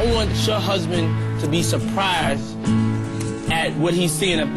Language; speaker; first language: English; native; English